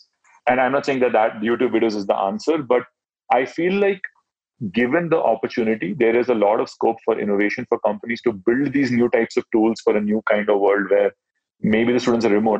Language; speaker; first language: English; non-native, local second language; Hindi